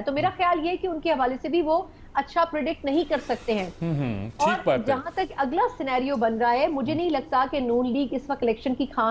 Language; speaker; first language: Urdu; native; Urdu